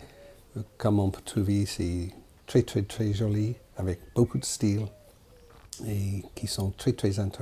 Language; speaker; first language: French; non-native, fluent; English